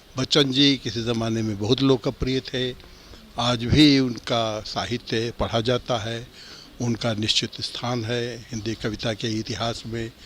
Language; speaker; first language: Hindi; native; Hindi